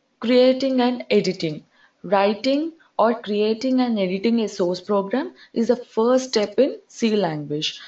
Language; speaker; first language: English; non-native, local second language; Telugu